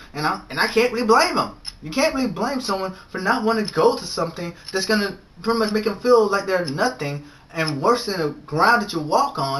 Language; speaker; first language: English; native; English